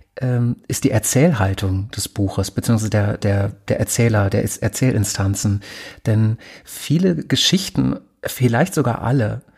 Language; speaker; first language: German; native; German